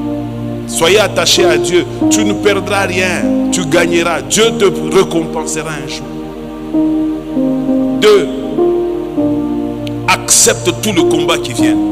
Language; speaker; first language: French; non-native, local second language; Swahili